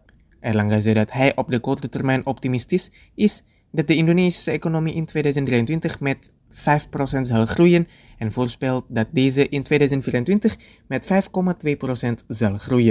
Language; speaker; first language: Dutch; non-native, fluent; Indonesian